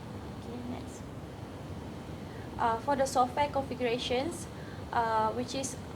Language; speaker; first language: English; non-native, learner; Malay